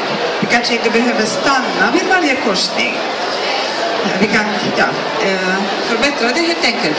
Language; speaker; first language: Swedish; non-native, fluent; Greek